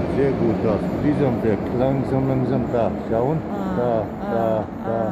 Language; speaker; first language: German; non-native, learner; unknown